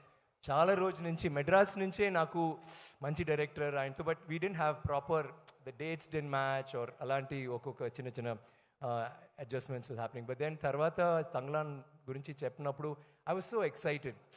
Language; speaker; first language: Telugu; non-native, learner; Tamil